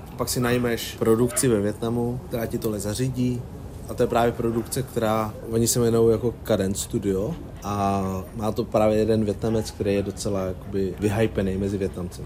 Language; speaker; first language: Czech; early bilingual, other home language; Vietnamese